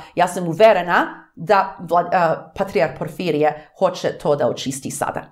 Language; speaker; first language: Serbian; early bilingual, heritage; English